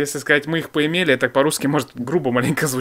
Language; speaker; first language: Russian; native; Russian